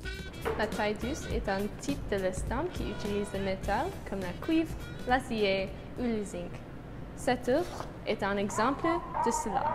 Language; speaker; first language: French; non-native, learner; English